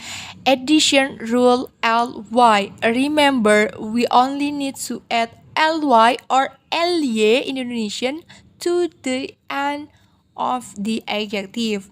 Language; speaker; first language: English; non-native, learner; Indonesian